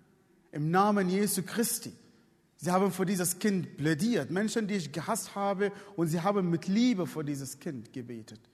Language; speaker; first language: German; non-native, fluent; Arabic